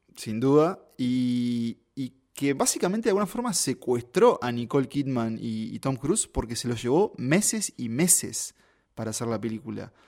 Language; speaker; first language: Spanish; native; Spanish